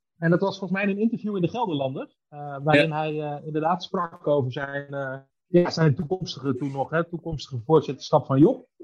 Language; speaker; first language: Dutch; native; Dutch